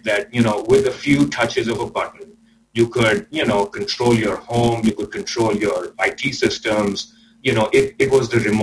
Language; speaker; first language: English; non-native, local second language; Urdu